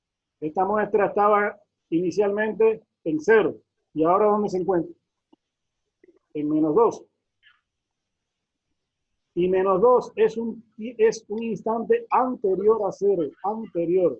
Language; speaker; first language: Spanish; native; Spanish